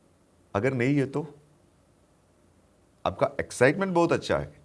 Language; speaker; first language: Hindi; non-native, local second language; Malayalam